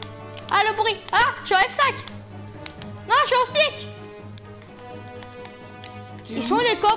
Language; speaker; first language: French; native; French